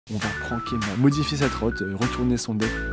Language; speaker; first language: French; native; French